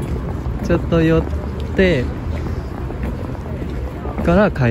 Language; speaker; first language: Japanese; non-native, fluent; Vietnamese